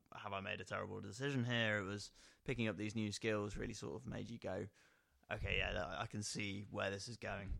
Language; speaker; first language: English; native; English